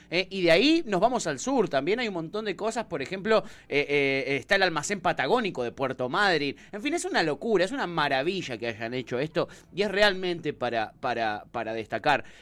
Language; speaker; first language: Spanish; native; Spanish